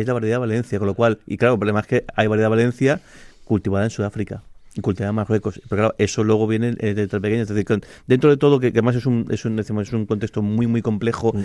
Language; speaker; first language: Spanish; native; Spanish